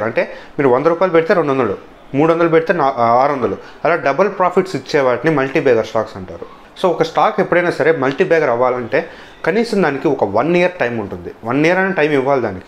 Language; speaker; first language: Telugu; native; Telugu